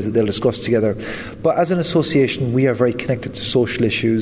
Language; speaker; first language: English; native; English